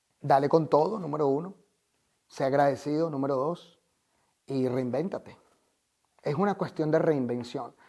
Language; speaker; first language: Spanish; native; Spanish